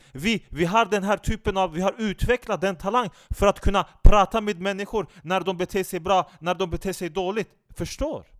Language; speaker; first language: Swedish; non-native, fluent; Turkish